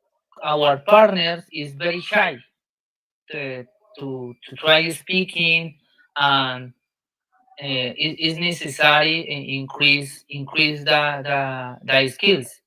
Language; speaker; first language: English; non-native, learner; Spanish